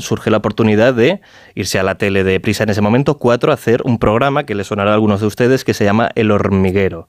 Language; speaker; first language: Spanish; native; Spanish